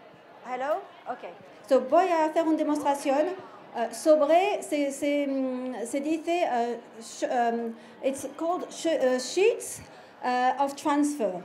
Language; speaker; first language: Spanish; non-native, learner; French